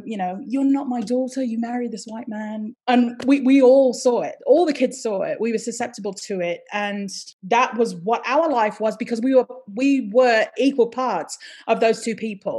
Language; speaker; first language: English; native; English